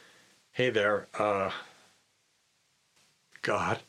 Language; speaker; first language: English; native; English